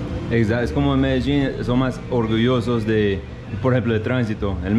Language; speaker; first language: Spanish; non-native, learner; English